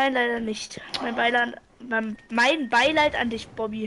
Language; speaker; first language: German; native; German